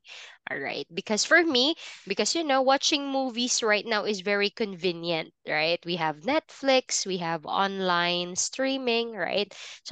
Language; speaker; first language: English; non-native, fluent; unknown